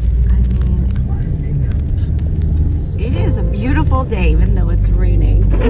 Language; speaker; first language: English; native; English